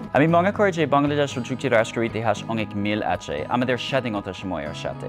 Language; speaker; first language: Bangla; non-native, learner; English